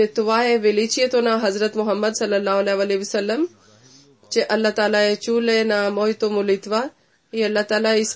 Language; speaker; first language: Bulgarian; non-native, fluent; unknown